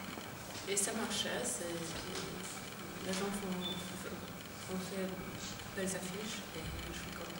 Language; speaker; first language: French; non-native, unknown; Polish